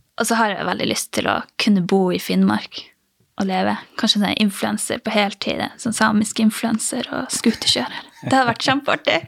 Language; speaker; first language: Norwegian; native; Norwegian